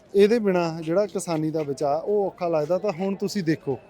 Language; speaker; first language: Punjabi; native; Punjabi